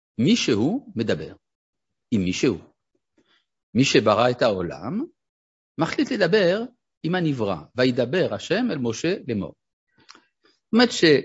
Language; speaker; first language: Hebrew; non-native, fluent; French